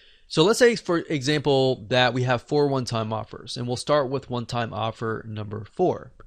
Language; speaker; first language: English; native; English